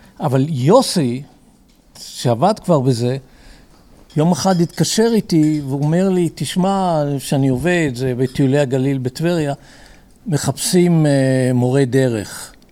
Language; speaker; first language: Hebrew; early bilingual, other home language; English